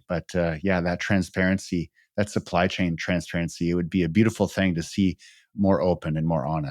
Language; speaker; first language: English; native; English